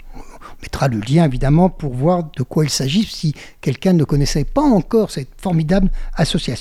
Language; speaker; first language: French; native; French